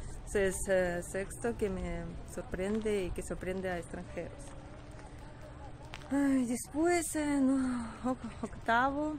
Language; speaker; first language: Spanish; non-native, learner; Russian